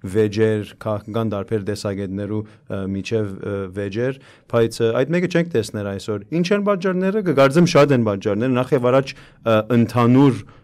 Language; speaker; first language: Armenian; early bilingual, heritage; Armenian